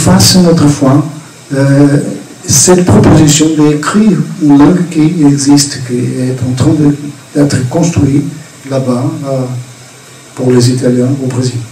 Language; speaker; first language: French; non-native, fluent; Portuguese